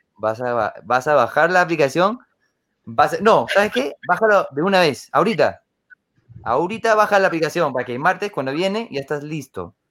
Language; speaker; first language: Spanish; non-native, fluent; English